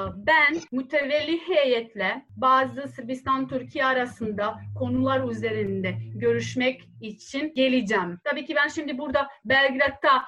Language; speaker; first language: Turkish; non-native, fluent; Serbian